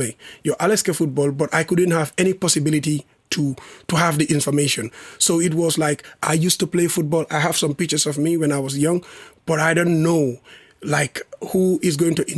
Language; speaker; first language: Swedish; non-native, learner; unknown